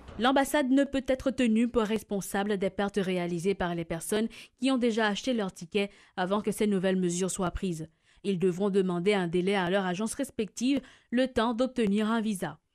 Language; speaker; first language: French; non-native, local second language; Haitian Creole